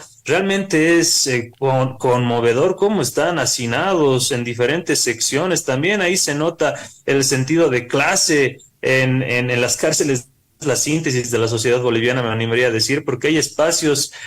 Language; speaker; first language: Spanish; native; Spanish